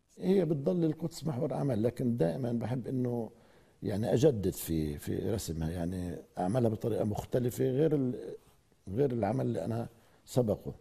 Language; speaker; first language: Arabic; native; Arabic